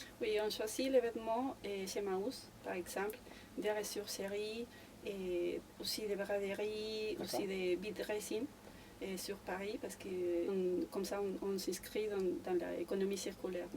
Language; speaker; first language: French; non-native, fluent; Spanish